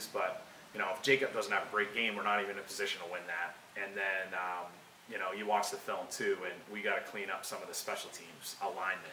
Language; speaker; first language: English; native; English